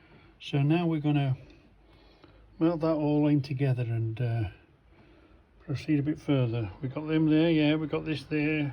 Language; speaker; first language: English; native; English